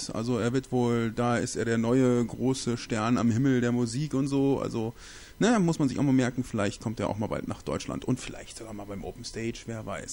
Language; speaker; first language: German; native; German